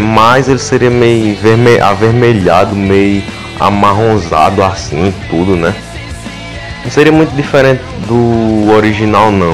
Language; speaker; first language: Portuguese; native; Portuguese